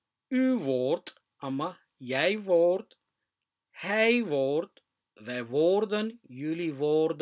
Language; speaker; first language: Dutch; non-native, fluent; Somali